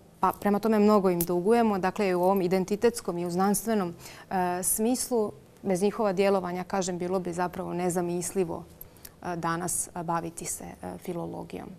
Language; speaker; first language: Croatian; native; Croatian